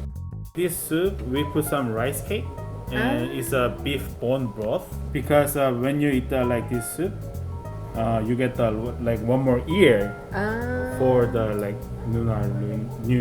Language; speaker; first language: English; non-native, fluent; Korean